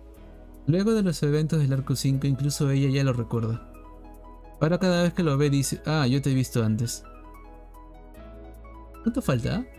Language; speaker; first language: Spanish; native; Spanish